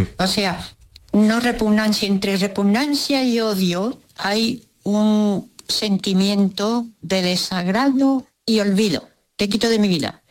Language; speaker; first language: Spanish; early bilingual, other home language; Russian